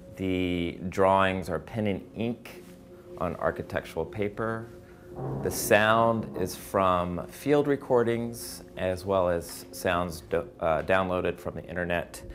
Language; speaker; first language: English; native; English